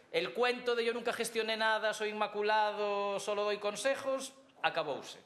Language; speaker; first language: Spanish; native; Spanish